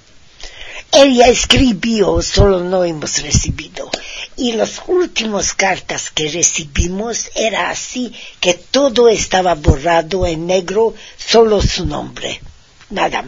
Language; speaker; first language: Spanish; non-native, fluent; Hungarian